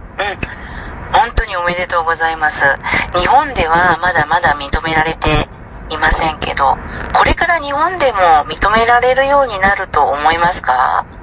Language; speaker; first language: Japanese; native; Japanese